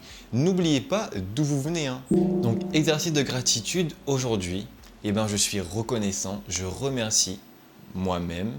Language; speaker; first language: French; native; French